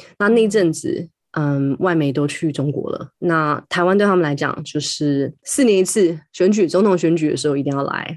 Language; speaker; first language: Chinese; native; Chinese